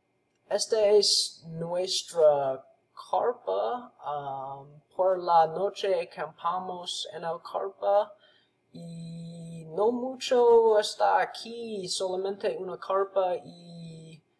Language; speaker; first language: Spanish; non-native, learner; English